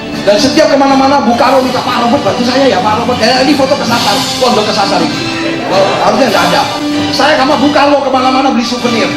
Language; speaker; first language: Indonesian; early bilingual, heritage; Indonesian